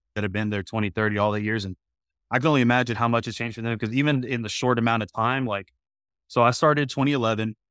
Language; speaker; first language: English; native; English